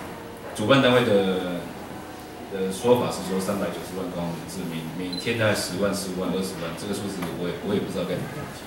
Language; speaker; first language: Chinese; native; Chinese